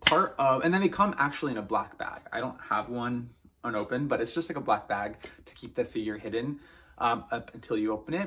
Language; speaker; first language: English; native; English